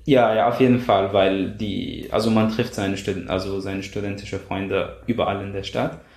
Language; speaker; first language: German; non-native, fluent; Arabic